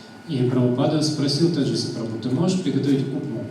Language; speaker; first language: Russian; native; Russian